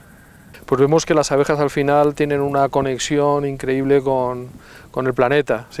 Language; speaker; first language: Spanish; native; Spanish